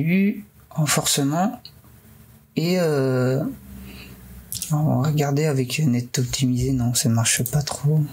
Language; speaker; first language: French; native; French